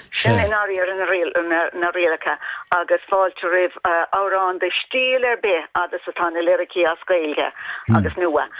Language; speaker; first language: Irish; non-native, local second language; English